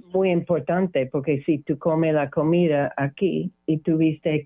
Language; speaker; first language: Spanish; non-native, learner; English